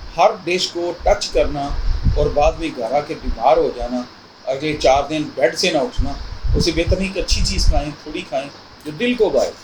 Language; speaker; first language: Urdu; non-native, local second language; Punjabi